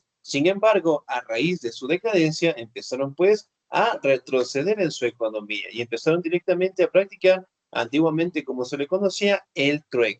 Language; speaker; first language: Spanish; native; Spanish